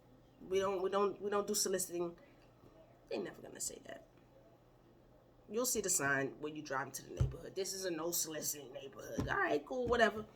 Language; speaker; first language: English; native; English